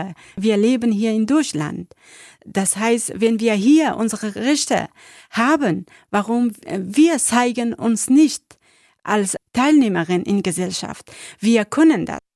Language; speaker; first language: German; non-native, learner; Persian